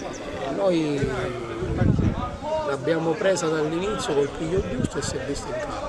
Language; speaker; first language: Italian; native; Italian